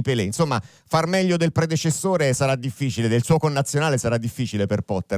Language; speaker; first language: Italian; native; Italian